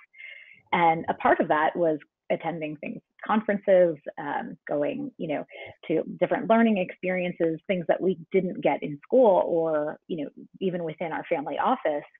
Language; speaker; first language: English; native; English